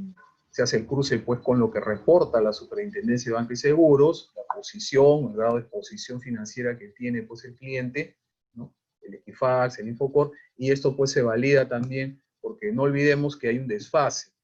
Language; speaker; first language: Spanish; native; Spanish